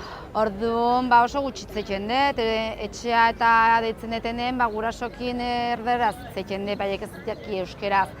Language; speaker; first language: Basque; non-native, local second language; Spanish